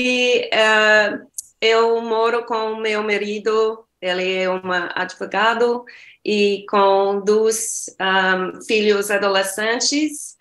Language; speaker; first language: Portuguese; non-native, learner; English